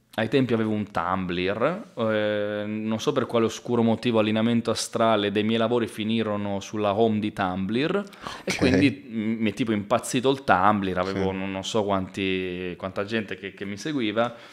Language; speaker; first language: Italian; native; Italian